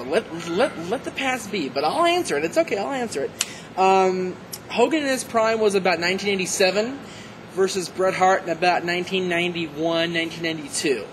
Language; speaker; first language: English; native; English